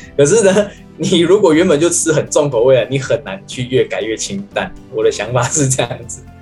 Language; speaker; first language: Chinese; native; Chinese